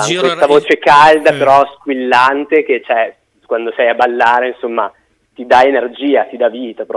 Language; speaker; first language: Italian; native; Italian